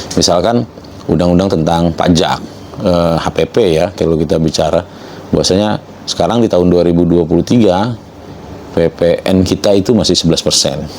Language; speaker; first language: Indonesian; non-native, local second language; Sundanese